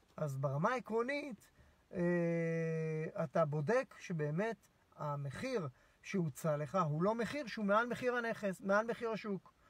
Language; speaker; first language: Hebrew; native; Hebrew